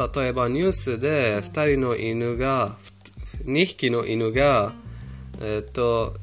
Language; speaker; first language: Japanese; non-native, fluent; Persian